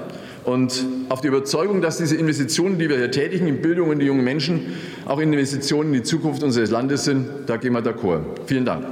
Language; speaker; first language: German; native; German